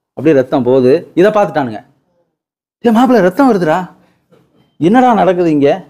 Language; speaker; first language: Tamil; native; Tamil